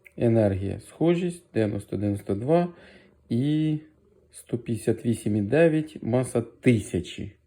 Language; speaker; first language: Ukrainian; native; Ukrainian